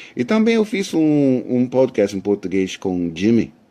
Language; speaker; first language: Portuguese; non-native, fluent; English